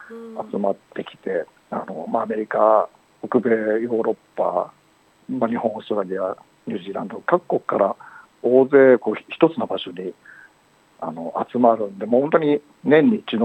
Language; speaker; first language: Japanese; native; Japanese